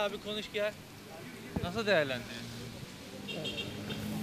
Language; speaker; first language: Turkish; native; Turkish